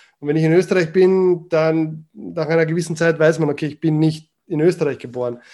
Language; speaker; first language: German; early bilingual, other home language; Croatian